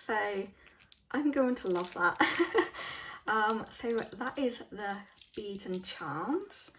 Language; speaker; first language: English; native; English